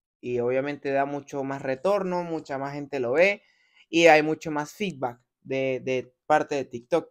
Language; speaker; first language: Spanish; native; Spanish